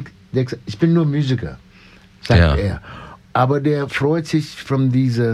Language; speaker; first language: German; non-native, learner; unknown